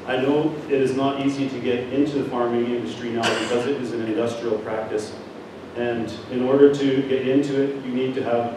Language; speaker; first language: English; native; English